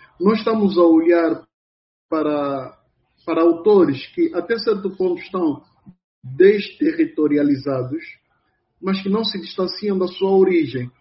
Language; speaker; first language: Portuguese; non-native, local second language; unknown